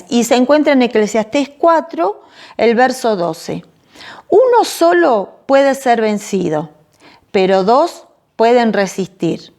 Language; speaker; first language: Spanish; native; Spanish